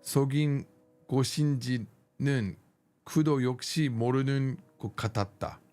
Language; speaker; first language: Korean; non-native, learner; English